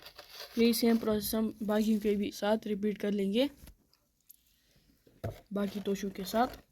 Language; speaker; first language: Hindi; non-native, local second language; Kashmiri